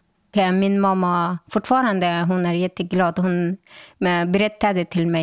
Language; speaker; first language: Swedish; non-native, local second language; Persian